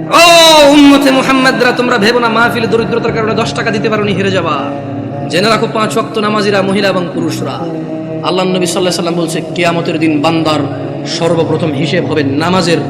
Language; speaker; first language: Bangla; early bilingual, heritage; Bangla